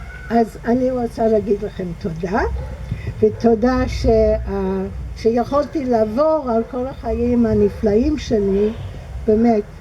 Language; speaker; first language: Hebrew; non-native, fluent; English